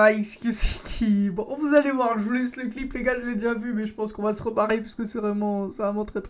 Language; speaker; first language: French; native; French